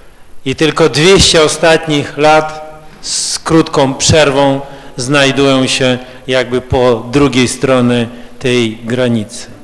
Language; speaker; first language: Polish; early bilingual, heritage; Russian